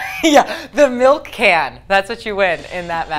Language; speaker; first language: English; native; English